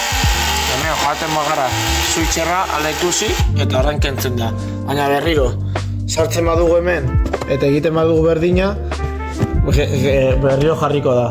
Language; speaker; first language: Basque; non-native, local second language; Spanish